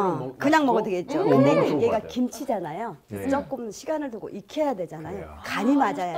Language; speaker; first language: Korean; native; Korean